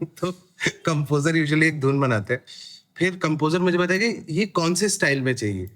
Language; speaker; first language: Hindi; native; Hindi